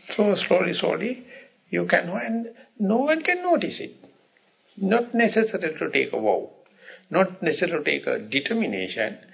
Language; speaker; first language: English; non-native, local second language; Sinhala